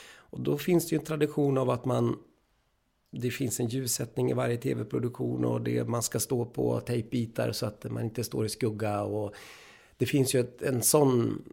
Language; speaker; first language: Swedish; native; Swedish